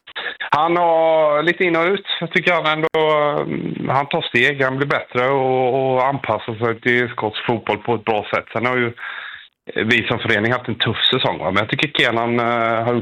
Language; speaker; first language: Swedish; native; Swedish